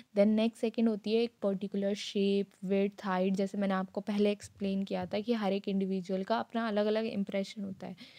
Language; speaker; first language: Hindi; native; Hindi